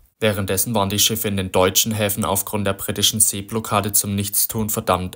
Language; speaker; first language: German; native; German